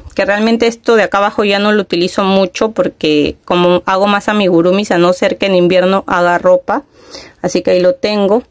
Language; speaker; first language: Spanish; native; Spanish